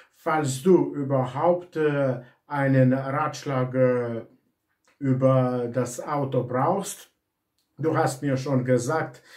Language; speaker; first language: German; non-native, fluent; Serbian